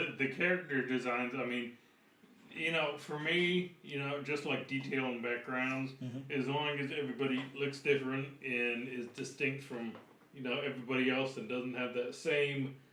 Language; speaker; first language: English; native; English